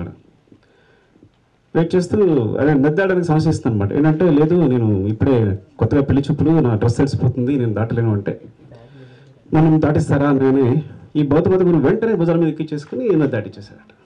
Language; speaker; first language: Telugu; native; Telugu